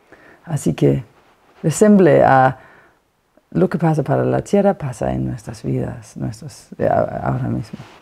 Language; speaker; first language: Spanish; non-native, fluent; Danish